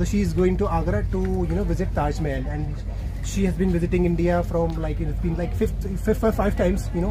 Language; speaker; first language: English; non-native, local second language; Hindi